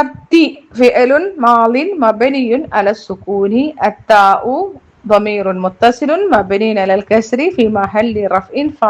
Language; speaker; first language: Arabic; non-native, fluent; Malayalam